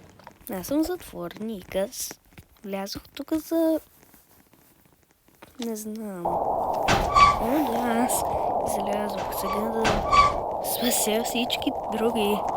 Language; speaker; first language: Bulgarian; early bilingual, heritage; Bulgarian